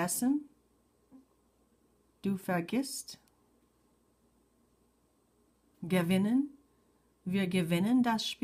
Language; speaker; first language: German; non-native, fluent; English